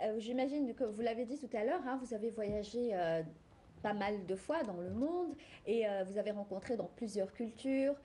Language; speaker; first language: French; non-native, local second language; Arabic